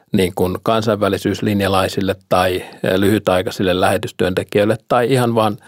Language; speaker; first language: Finnish; native; Finnish